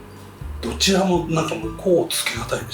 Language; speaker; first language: Japanese; native; Japanese